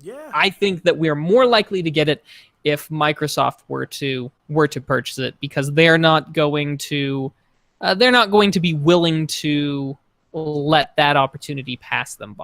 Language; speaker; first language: English; native; English